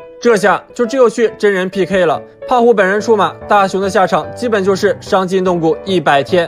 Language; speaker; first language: Chinese; native; Chinese